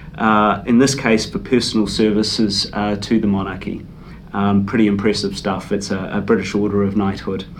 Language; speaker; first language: English; native; English